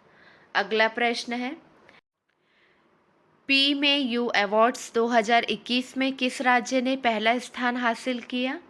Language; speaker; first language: Hindi; native; Hindi